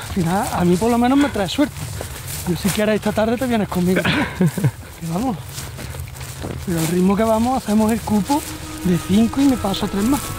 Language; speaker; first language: Spanish; native; Spanish